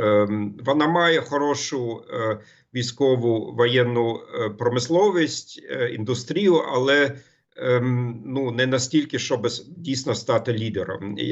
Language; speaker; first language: Ukrainian; non-native, fluent; German